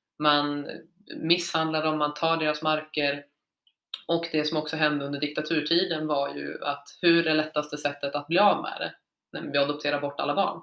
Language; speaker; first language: Swedish; native; Swedish